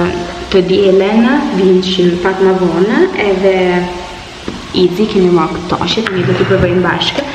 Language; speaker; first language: Albanian; early bilingual, heritage; Albanian